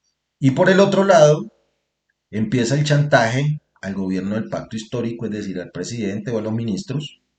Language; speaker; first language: Spanish; native; Spanish